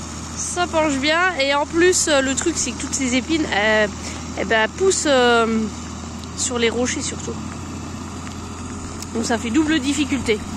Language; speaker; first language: French; native; French